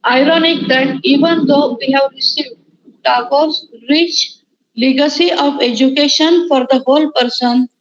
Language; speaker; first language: English; non-native, local second language; Marathi